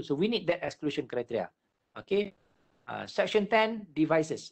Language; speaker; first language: English; non-native, local second language; Malay